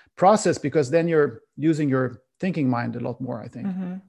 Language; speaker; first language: English; non-native, fluent; Swedish